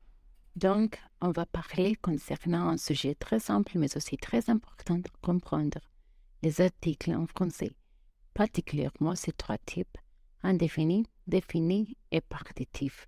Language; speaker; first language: French; non-native, fluent; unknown